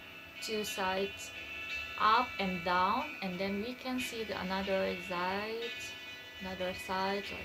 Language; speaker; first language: English; non-native, learner; Indonesian